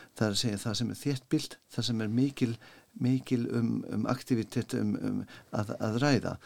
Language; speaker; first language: Icelandic; non-native, fluent; German